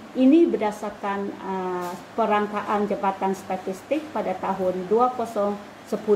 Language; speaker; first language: Malay; non-native, local second language; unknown